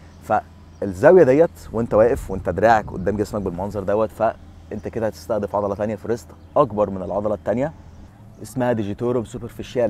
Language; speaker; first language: Arabic; native; Arabic